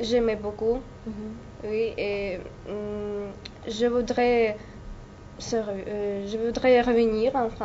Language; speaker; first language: French; non-native, learner; Russian